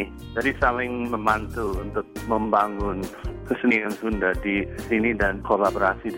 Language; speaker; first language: Indonesian; non-native, fluent; English